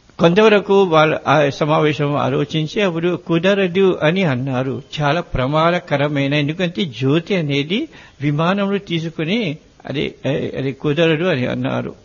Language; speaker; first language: Telugu; non-native, fluent; Morisyen